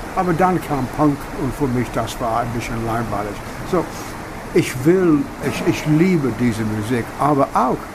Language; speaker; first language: German; non-native, learner; English